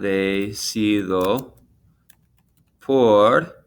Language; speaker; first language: Spanish; non-native, fluent; English